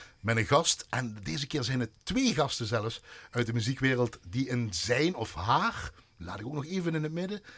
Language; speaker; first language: Dutch; native; Dutch